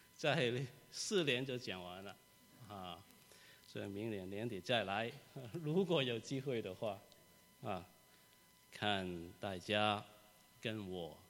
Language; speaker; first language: Chinese; non-native, local second language; Cantonese